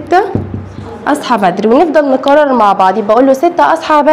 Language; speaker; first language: Arabic; native; Arabic